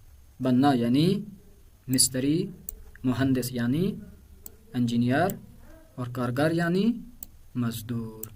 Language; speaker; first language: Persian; non-native, fluent; Urdu